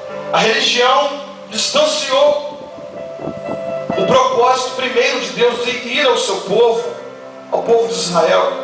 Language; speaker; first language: Portuguese; native; Portuguese